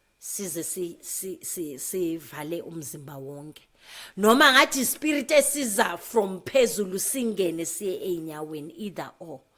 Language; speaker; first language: Zulu; non-native, local second language; Southern Sotho